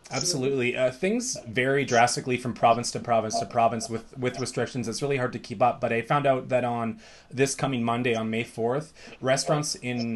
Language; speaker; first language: English; native; English